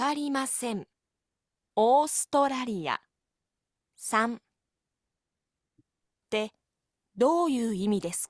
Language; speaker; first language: Japanese; non-native, learner; Filipino